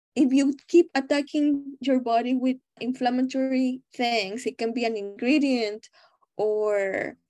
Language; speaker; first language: English; non-native, fluent; Spanish